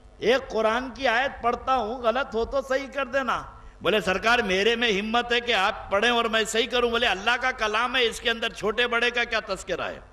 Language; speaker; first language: Urdu; native; Urdu